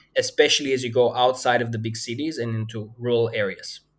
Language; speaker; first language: English; non-native, fluent; Bulgarian